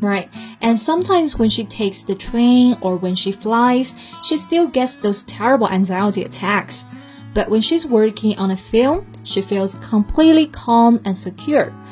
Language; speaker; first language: English; non-native, fluent; Chinese